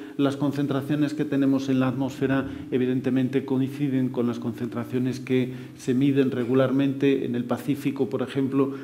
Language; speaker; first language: Spanish; native; Spanish